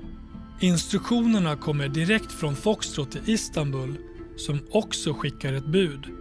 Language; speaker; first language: Swedish; native; Swedish